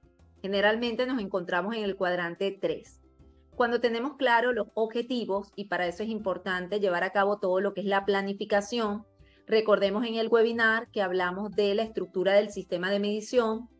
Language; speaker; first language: Spanish; native; Spanish